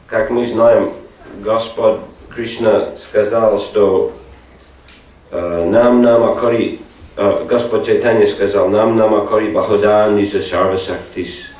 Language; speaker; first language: Russian; non-native, learner; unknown